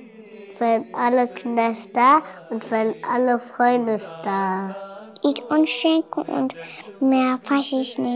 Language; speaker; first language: German; early bilingual, other home language; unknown